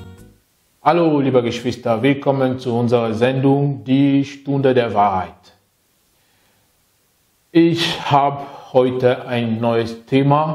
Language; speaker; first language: German; non-native, fluent; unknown